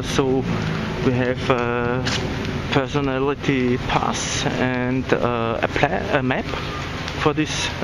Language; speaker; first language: English; non-native, learner; German